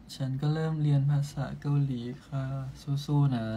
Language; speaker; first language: Thai; native; Thai